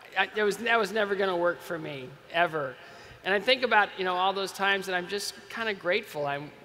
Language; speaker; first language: English; native; English